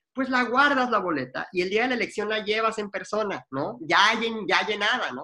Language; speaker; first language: Spanish; native; Spanish